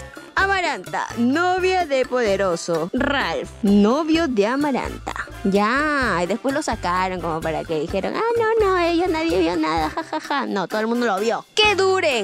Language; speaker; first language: Spanish; native; Spanish